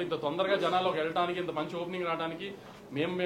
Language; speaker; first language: Telugu; native; Telugu